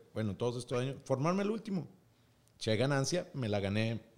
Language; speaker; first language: Spanish; native; Spanish